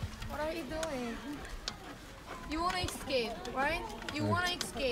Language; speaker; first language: English; non-native, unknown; Korean